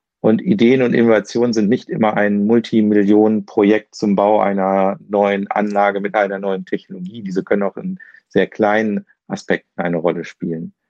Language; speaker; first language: German; non-native, learner; Arabic